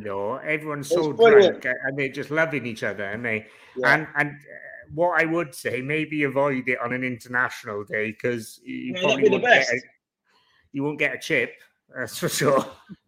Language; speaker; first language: English; native; English